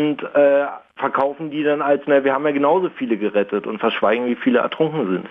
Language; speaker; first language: German; native; German